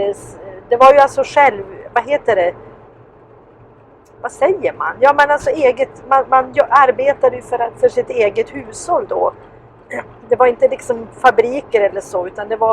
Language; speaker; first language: Swedish; native; Swedish